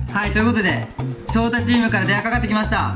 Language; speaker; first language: Japanese; native; Japanese